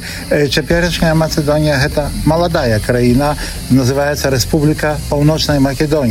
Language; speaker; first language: Polish; non-native, local second language; Belarusian